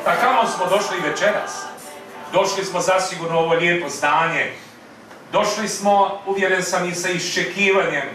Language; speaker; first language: Croatian; native; Croatian